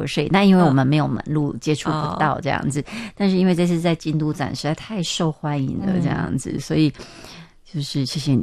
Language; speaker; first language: Chinese; native; Chinese